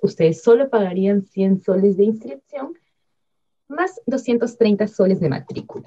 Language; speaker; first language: Spanish; native; Spanish